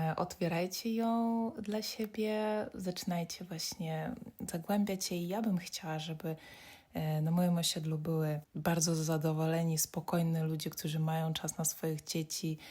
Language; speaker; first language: Polish; non-native, fluent; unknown